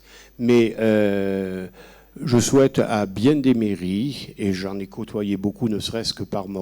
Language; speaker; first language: French; native; French